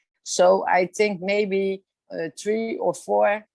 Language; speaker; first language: English; non-native, learner; Dutch